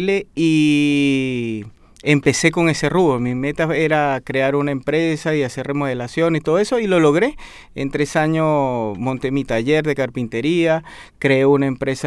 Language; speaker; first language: Spanish; native; Spanish